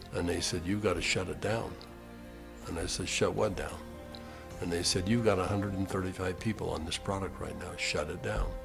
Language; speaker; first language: English; native; English